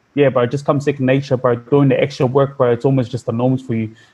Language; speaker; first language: English; native; English